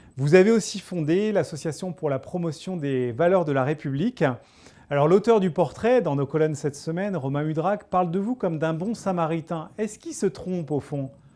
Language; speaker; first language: French; native; French